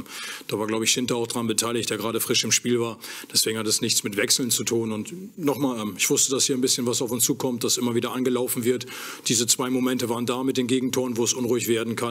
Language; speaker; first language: German; native; German